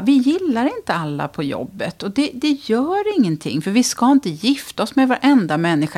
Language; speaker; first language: Swedish; native; Swedish